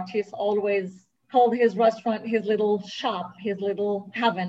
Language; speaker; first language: English; non-native, fluent; Arabic